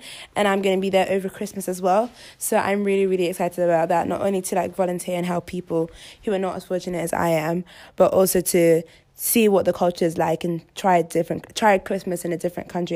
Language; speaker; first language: English; non-native, local second language; Yoruba